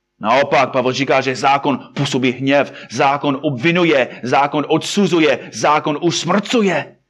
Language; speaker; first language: Czech; non-native, fluent; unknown